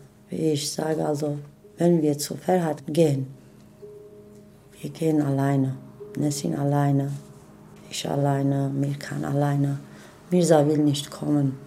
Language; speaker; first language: German; non-native, learner; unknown